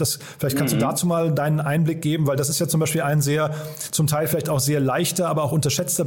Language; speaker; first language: German; native; German